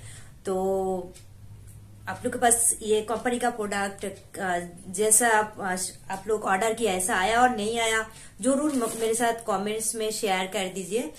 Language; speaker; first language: Hindi; non-native, local second language; Bangla